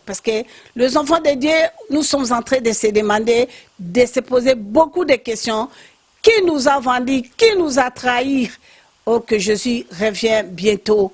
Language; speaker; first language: French; non-native, local second language; Lingala